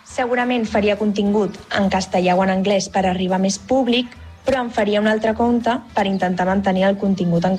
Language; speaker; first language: Catalan; non-native, local second language; Spanish